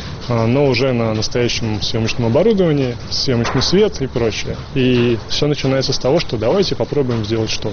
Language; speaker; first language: Russian; native; Russian